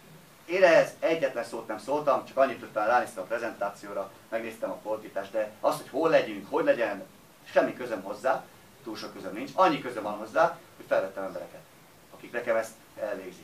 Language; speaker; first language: Hungarian; native; Hungarian